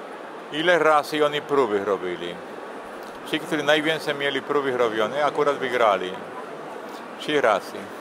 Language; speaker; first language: Polish; non-native, fluent; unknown